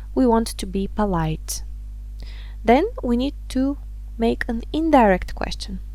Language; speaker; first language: English; non-native, fluent; Bulgarian